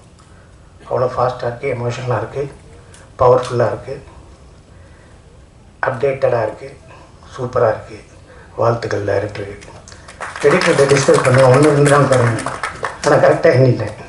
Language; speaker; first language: Tamil; native; Tamil